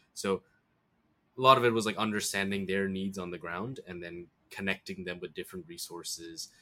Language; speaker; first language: English; early bilingual, other home language; Bangla